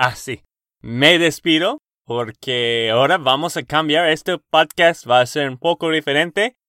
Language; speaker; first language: Spanish; non-native, learner; English